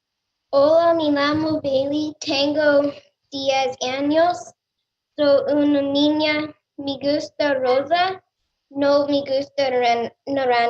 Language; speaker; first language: Spanish; non-native, learner; English